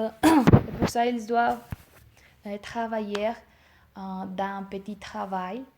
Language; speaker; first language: French; non-native, learner; Spanish